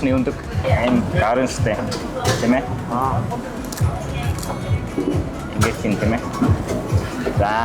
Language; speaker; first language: Mongolian; non-native, learner; Vietnamese